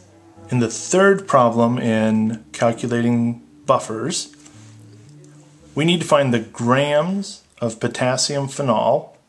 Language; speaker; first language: English; native; English